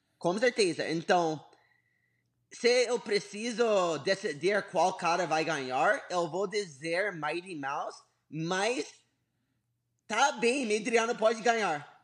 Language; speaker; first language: Portuguese; non-native, learner; English